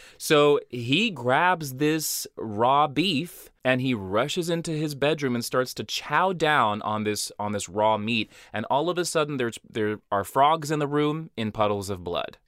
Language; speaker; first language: English; early bilingual, other home language; Portuguese